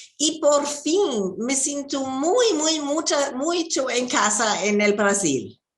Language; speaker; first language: Spanish; non-native, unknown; German